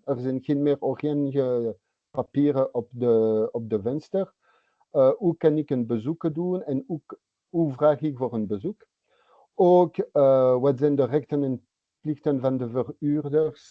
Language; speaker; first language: Dutch; non-native, local second language; French